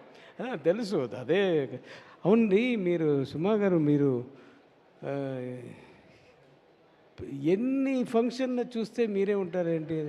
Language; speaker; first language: Telugu; non-native, learner; Tamil